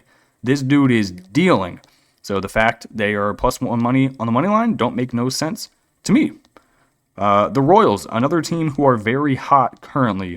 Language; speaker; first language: English; native; English